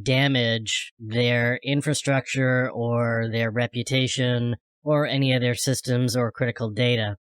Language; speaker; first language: English; native; English